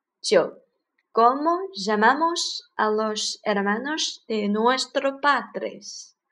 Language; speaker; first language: Spanish; non-native, learner; Chinese